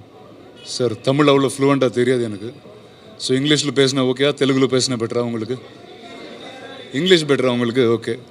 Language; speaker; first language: Tamil; non-native, learner; Telugu